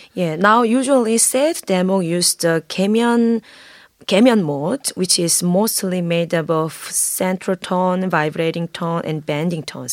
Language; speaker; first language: English; non-native, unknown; Korean